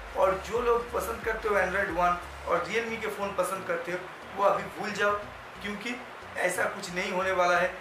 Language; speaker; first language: Hindi; non-native, local second language; Bangla